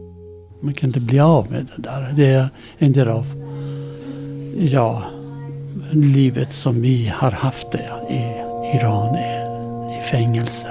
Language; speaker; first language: Swedish; non-native, learner; Persian